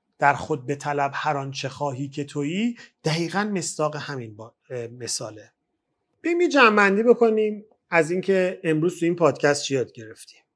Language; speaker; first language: Persian; native; Persian